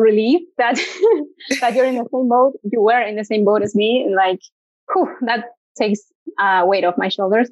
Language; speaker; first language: English; non-native, fluent; Spanish